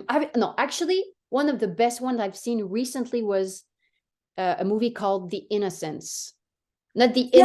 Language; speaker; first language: English; non-native, fluent; French